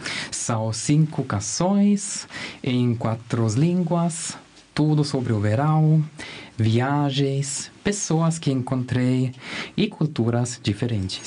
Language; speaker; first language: Portuguese; non-native, learner; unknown